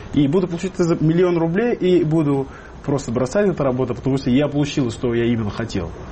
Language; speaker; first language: Russian; non-native, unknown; Arabic